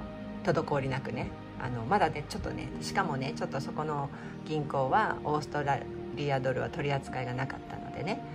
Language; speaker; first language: Japanese; native; Japanese